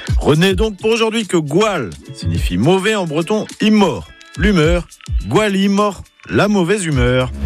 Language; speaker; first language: French; native; French